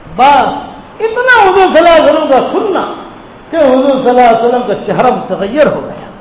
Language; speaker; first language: Urdu; non-native, local second language; Gujarati